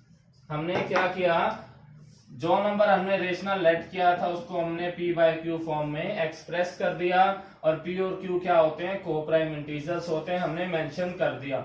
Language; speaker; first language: Hindi; native; Hindi